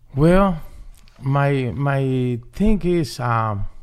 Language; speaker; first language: English; non-native, learner; Spanish